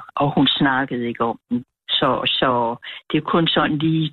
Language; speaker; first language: Danish; native; Danish